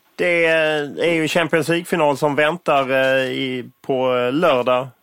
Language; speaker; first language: Swedish; native; Swedish